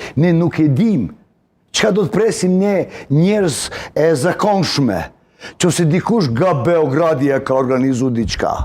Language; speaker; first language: Albanian; non-native, local second language; Serbian